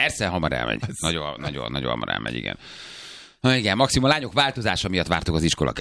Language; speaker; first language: Hungarian; native; Hungarian